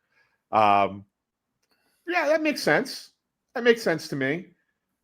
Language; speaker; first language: English; native; English